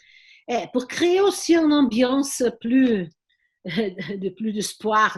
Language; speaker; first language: French; non-native, learner; Portuguese